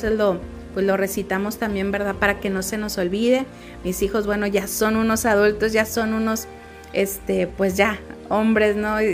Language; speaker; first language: Spanish; native; Spanish